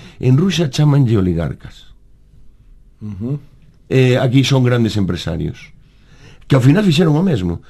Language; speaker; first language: Galician; native; Galician